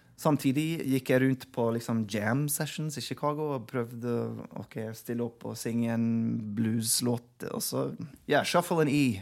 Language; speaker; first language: Norwegian; non-native, fluent; English